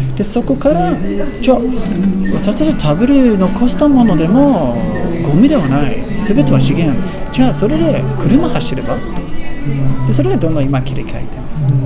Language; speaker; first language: Japanese; non-native, fluent; Swedish